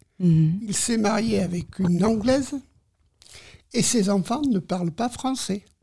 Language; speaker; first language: French; native; French